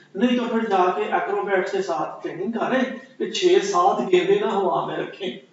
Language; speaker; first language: Urdu; non-native, local second language; Punjabi